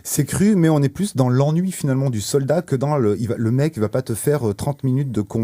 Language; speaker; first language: French; native; French